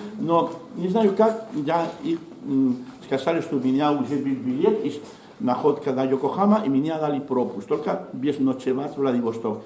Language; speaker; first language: Russian; non-native, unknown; Spanish